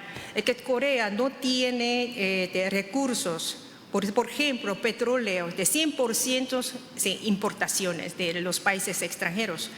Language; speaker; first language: Spanish; non-native, fluent; Korean